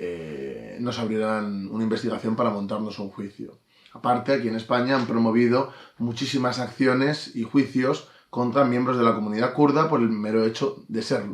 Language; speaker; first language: Spanish; native; Spanish